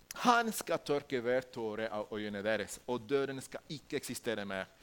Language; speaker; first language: Norwegian; non-native, learner; Spanish